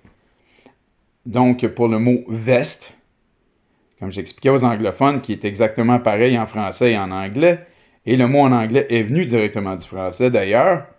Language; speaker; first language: French; native; French